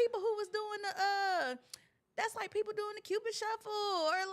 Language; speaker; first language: English; native; English